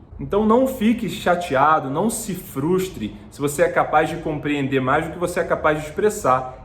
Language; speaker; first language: Portuguese; native; Portuguese